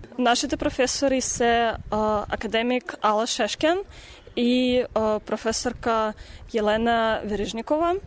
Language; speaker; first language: Macedonian; non-native, fluent; Russian